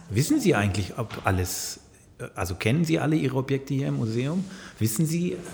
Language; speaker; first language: German; native; German